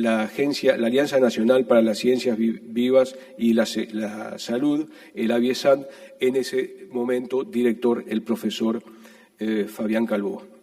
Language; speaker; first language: Spanish; native; Spanish